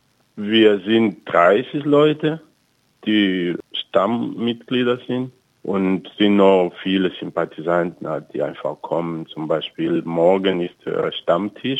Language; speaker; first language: German; non-native, fluent; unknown